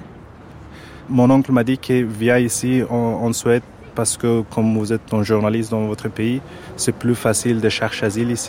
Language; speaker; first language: French; non-native, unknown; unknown